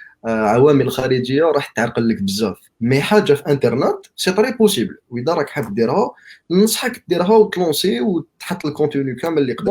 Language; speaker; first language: Arabic; native; Arabic